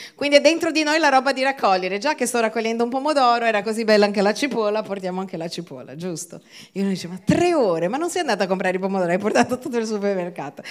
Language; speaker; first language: Italian; non-native, fluent; Portuguese